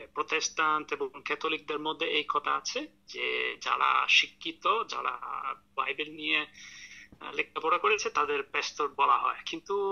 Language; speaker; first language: Bangla; non-native, fluent; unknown